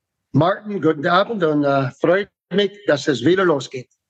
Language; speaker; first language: German; non-native, fluent; English